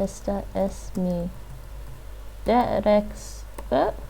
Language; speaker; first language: Spanish; non-native, learner; English